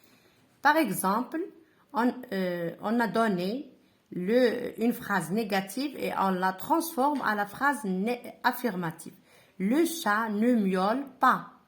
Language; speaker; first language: French; non-native, local second language; Arabic